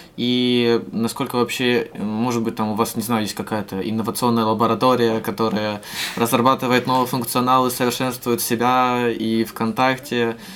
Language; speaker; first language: Russian; native; Russian